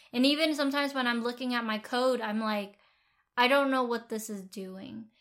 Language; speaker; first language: English; early bilingual, other home language; Vietnamese